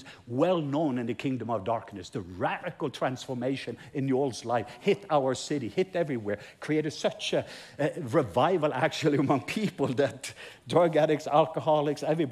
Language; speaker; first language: English; non-native, fluent; Norwegian